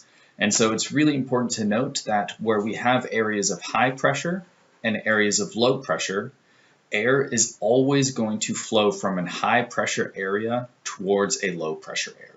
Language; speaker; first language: English; native; English